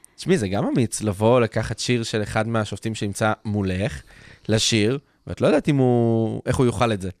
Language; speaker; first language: Hebrew; native; Hebrew